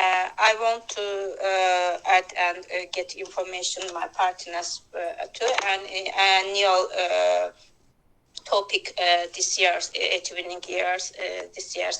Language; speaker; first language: English; non-native, learner; Azerbaijani